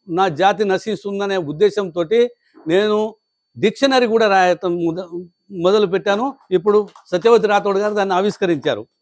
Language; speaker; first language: Telugu; non-native, local second language; Lambadi